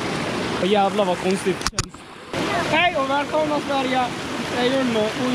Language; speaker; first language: Swedish; native; Swedish